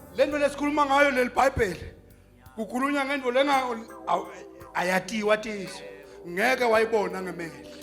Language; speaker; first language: Zulu; non-native, local second language; Swati